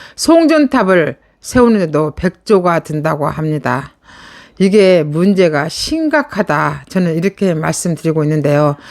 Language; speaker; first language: Korean; native; Korean